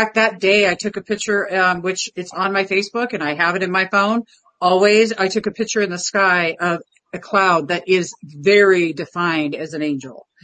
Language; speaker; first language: English; native; English